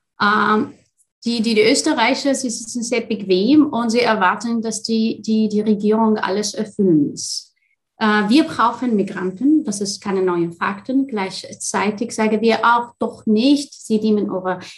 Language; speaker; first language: German; non-native, fluent; Arabic